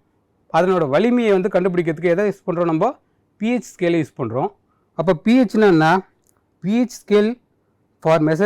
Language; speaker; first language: Tamil; native; Tamil